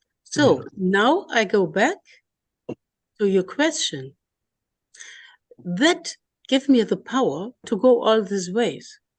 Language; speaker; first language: English; non-native, learner; German